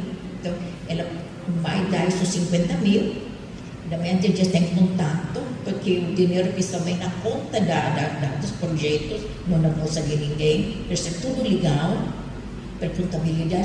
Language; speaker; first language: Portuguese; non-native, fluent; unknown